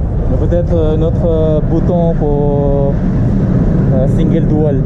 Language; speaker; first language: French; non-native, learner; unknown